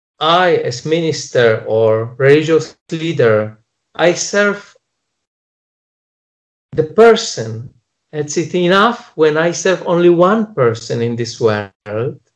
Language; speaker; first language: English; non-native, fluent; Polish